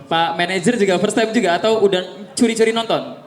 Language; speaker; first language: Indonesian; native; Indonesian